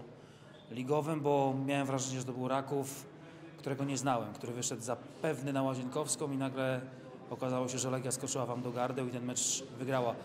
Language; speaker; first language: Polish; native; Polish